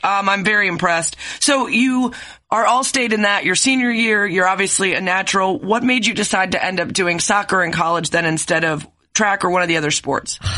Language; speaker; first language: English; native; English